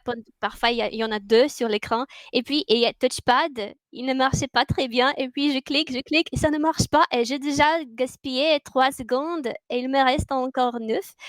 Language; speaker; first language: French; non-native, fluent; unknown